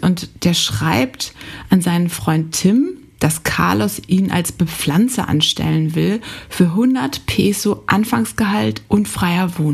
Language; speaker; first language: German; native; German